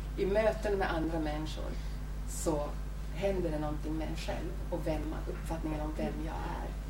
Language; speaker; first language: Swedish; native; Swedish